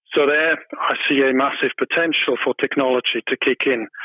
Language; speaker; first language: English; non-native, fluent; German